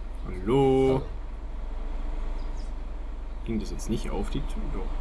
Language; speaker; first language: German; native; German